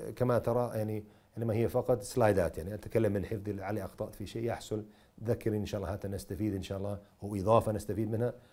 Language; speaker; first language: Arabic; non-native, fluent; English